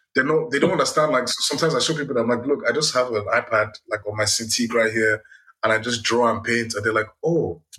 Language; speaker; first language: English; non-native, local second language; Yoruba